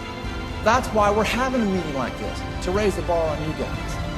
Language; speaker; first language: English; native; English